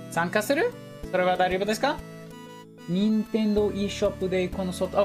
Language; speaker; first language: Japanese; non-native, learner; English